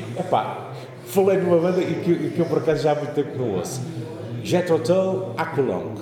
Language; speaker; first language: Portuguese; native; Portuguese